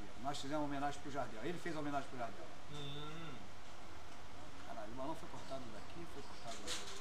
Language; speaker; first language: Portuguese; native; Portuguese